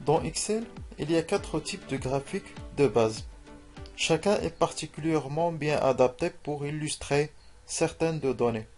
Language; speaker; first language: French; non-native, local second language; Arabic